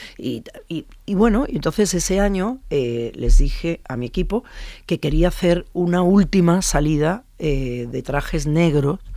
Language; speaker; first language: Spanish; native; Spanish